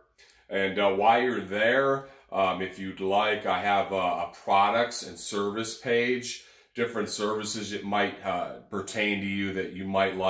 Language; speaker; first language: English; native; English